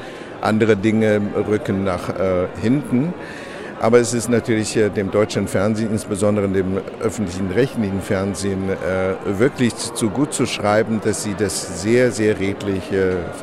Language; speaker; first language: German; non-native, fluent; Chinese